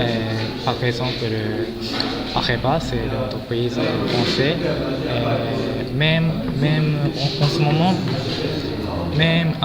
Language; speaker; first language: French; non-native, fluent; Japanese